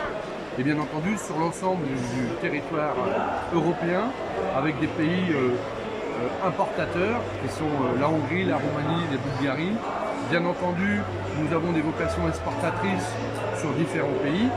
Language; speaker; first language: French; native; French